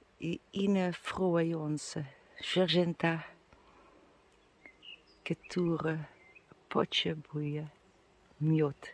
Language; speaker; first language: Polish; non-native, learner; Dutch